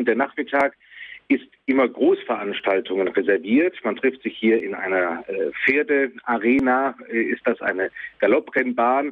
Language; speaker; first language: German; native; German